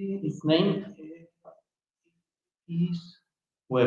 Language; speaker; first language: English; non-native, learner; Spanish